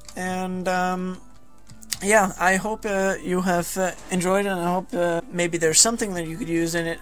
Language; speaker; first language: English; non-native, fluent; Danish